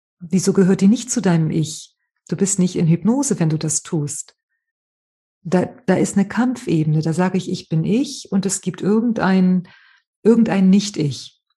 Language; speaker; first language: German; non-native, fluent; Spanish